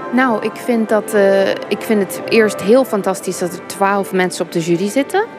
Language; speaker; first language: Dutch; early bilingual, heritage; English